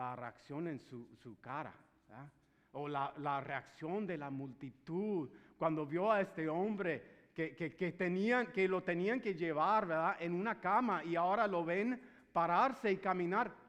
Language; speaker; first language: Spanish; non-native, fluent; English